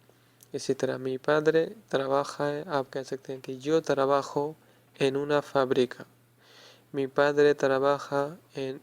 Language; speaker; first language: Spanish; non-native, fluent; Urdu